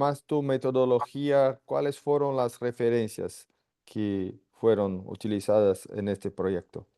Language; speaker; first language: Spanish; non-native, fluent; Portuguese